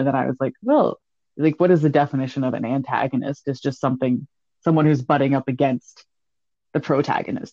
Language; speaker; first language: English; native; English